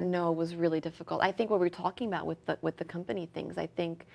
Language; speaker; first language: English; early bilingual, other home language; French